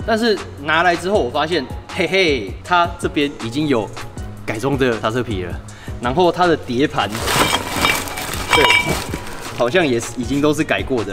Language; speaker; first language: Chinese; native; Chinese